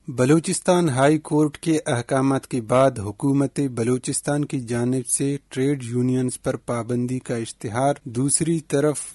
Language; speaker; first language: Urdu; non-native, local second language; Baluchi